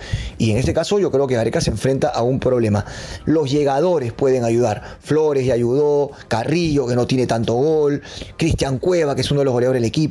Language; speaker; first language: Spanish; native; Spanish